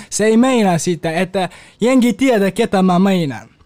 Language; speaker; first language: Finnish; non-native, learner; Kurdish